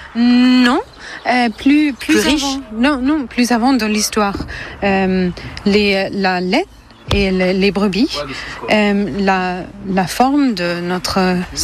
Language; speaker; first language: French; non-native, learner; German